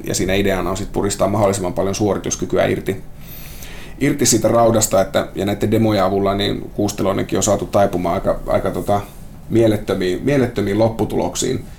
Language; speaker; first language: Finnish; native; Finnish